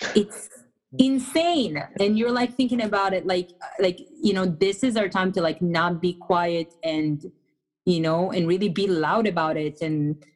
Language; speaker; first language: English; non-native, fluent; Hebrew